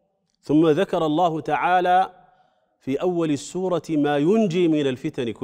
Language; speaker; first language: Arabic; native; Arabic